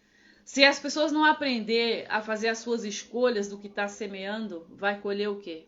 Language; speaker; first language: Portuguese; native; Portuguese